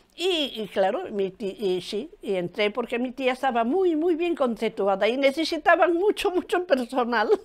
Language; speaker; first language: Spanish; native; Spanish